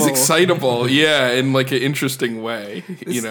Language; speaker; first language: English; native; English